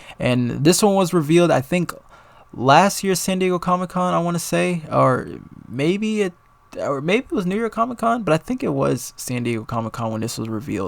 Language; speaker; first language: English; native; English